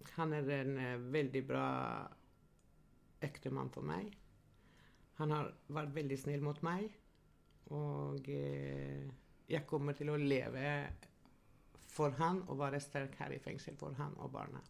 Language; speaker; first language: Norwegian; non-native, fluent; Albanian